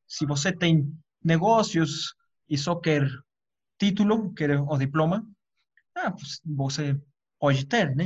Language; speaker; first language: Portuguese; non-native, fluent; Spanish